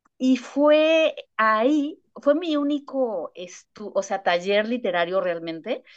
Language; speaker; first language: Spanish; native; Spanish